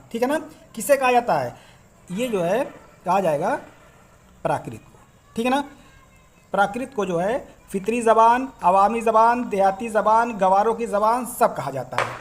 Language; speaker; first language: Hindi; native; Hindi